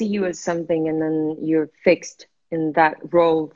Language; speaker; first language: English; non-native, fluent; Italian